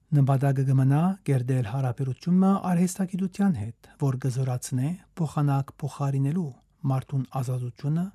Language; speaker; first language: Armenian; native; Armenian